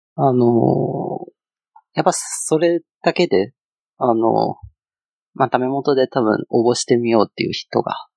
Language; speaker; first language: Japanese; non-native, fluent; Chinese